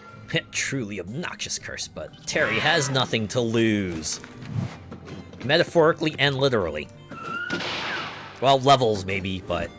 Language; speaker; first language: English; native; English